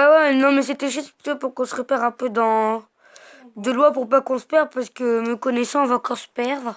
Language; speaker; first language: French; native; French